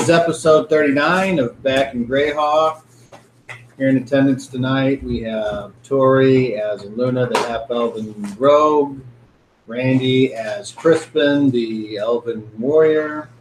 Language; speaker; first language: English; native; English